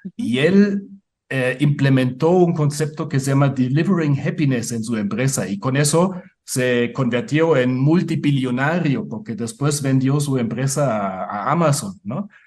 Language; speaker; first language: Spanish; non-native, fluent; German